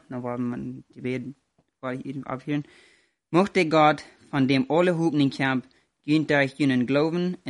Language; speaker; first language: German; non-native, learner; Plautdietsch